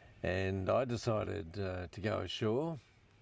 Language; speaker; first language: English; native; English